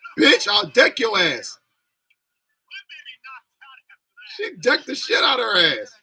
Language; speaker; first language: English; native; English